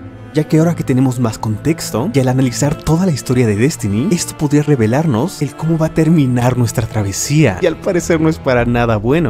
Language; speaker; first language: Spanish; native; Spanish